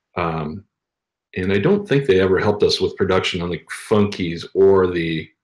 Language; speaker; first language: English; native; English